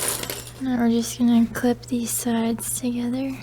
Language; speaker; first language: English; native; English